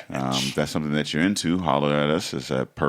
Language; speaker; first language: English; native; English